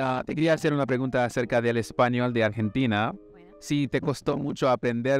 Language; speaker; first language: Spanish; non-native, fluent; English